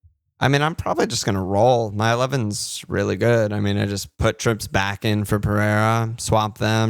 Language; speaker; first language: English; native; English